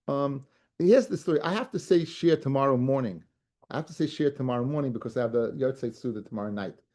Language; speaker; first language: English; native; English